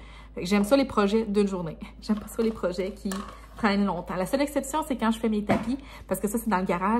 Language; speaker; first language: French; native; French